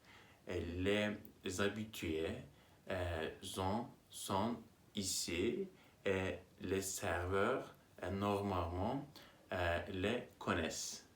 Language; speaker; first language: French; non-native, learner; Turkish